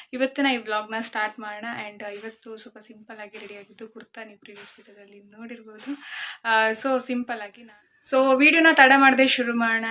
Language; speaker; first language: Kannada; native; Kannada